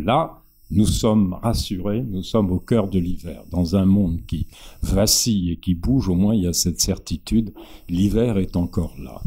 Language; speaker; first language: French; native; French